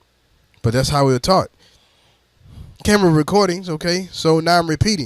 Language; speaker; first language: English; native; English